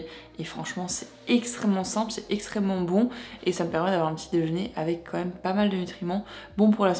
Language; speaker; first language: French; native; French